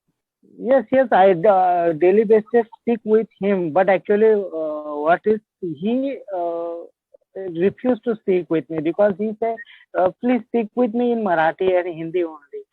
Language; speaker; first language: English; non-native, learner; Marathi